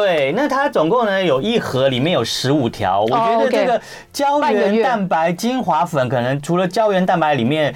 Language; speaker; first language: Chinese; native; Chinese